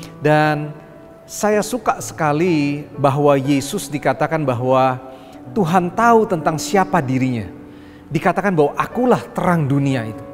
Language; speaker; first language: Indonesian; native; Indonesian